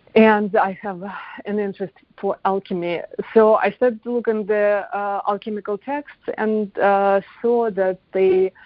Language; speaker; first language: English; non-native, fluent; Russian